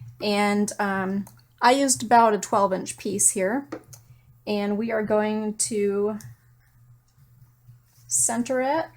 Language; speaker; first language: English; native; English